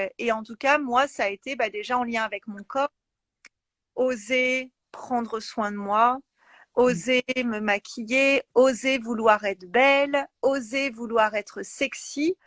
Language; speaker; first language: French; native; French